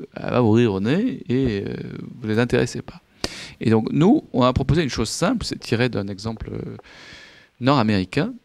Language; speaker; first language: French; native; French